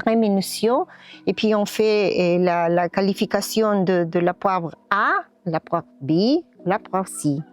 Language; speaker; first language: French; non-native, learner; Spanish